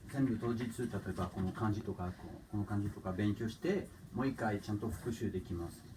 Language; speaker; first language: Japanese; non-native, fluent; French